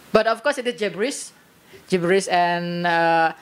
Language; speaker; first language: English; non-native, learner; Indonesian